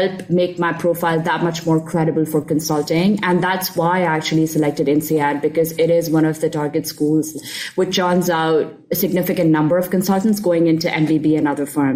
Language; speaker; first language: English; non-native, local second language; Urdu